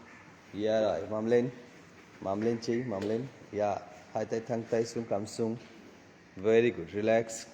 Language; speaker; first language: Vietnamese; non-native, learner; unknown